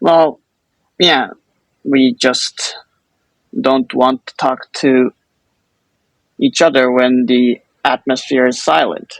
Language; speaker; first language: English; non-native, fluent; Japanese